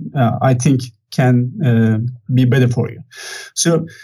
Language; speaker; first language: English; non-native, fluent; Turkish